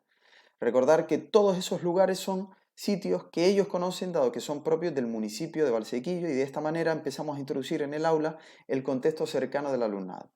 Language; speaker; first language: Spanish; native; Spanish